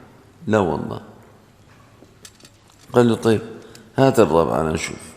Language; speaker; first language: Arabic; native; Arabic